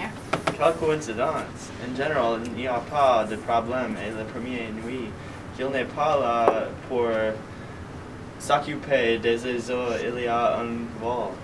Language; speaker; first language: French; non-native, learner; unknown